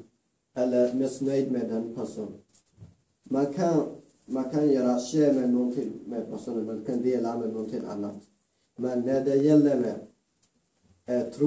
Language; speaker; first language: Swedish; non-native, fluent; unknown